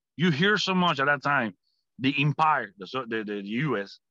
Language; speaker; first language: English; non-native, fluent; Spanish